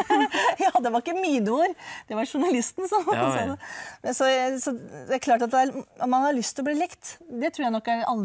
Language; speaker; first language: Norwegian; native; Norwegian